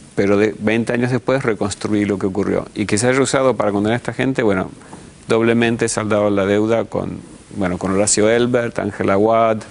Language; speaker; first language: Spanish; early bilingual, heritage; Spanish